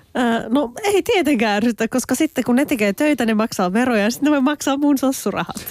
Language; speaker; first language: Finnish; early bilingual, other home language; Turkish